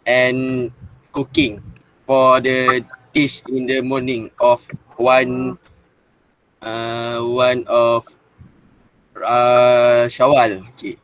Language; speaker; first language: English; non-native, local second language; Malay